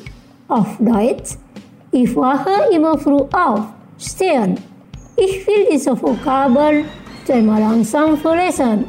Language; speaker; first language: German; non-native, learner; Indonesian